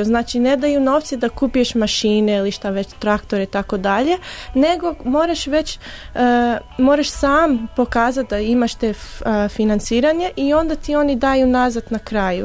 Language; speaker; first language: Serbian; early bilingual, heritage; English